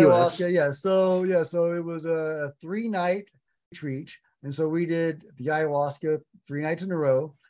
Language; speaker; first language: English; native; English